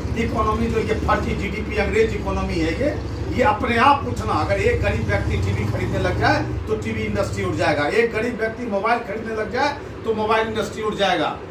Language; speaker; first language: Hindi; native; Hindi